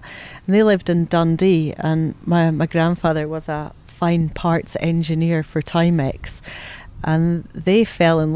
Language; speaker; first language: English; native; English